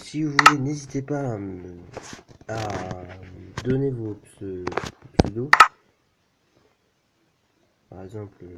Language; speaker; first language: French; native; French